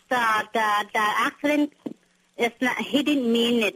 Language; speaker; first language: English; non-native, learner; Vietnamese